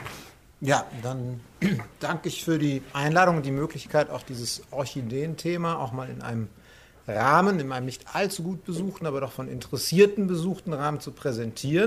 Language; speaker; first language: German; native; German